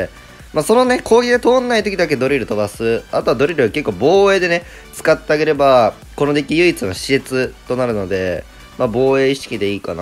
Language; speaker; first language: Japanese; native; Japanese